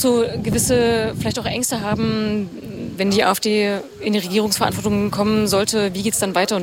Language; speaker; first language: German; native; German